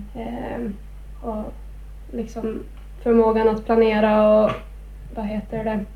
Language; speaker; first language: Swedish; native; Swedish